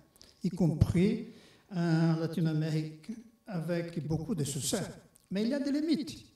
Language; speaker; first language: French; non-native, fluent; Portuguese